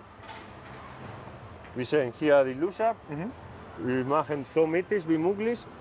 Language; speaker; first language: German; non-native, fluent; Spanish